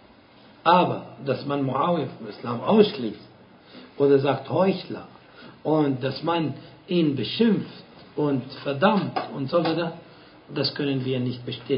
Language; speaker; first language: German; non-native, fluent; Arabic